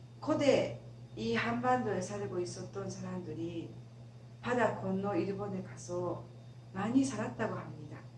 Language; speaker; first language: Korean; non-native, fluent; Japanese